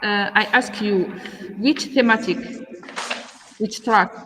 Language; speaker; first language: English; non-native, learner; Arabic